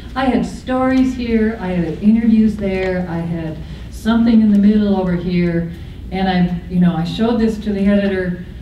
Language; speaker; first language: English; native; English